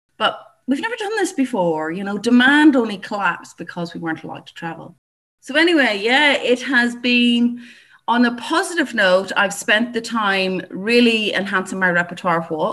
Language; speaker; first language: English; native; English